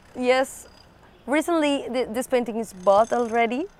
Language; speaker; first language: English; non-native, fluent; Spanish